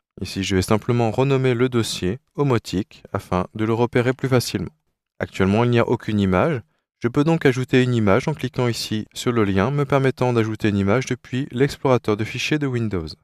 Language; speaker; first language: French; native; French